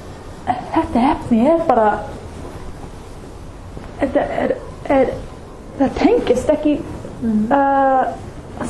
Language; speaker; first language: Icelandic; non-native, learner; English